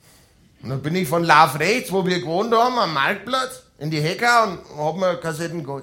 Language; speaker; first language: German; native; German